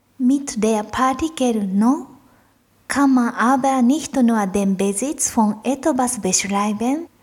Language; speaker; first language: German; non-native, fluent; Japanese